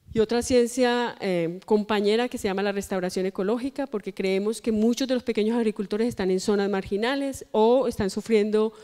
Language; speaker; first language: Spanish; native; Spanish